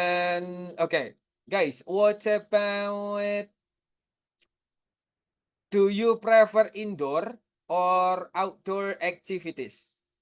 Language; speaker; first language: English; non-native, fluent; Indonesian